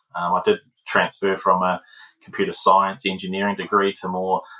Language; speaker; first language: English; native; English